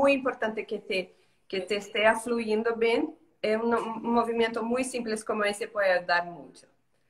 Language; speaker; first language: Spanish; non-native, learner; Portuguese